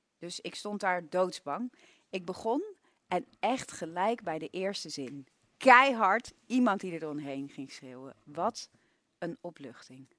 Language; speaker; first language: Dutch; native; Dutch